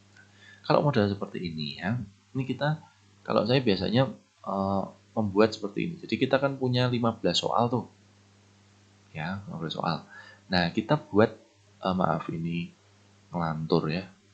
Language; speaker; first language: Indonesian; native; Indonesian